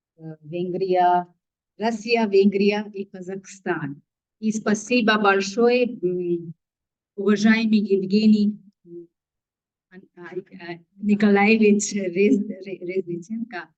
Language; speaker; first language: Russian; non-native, fluent; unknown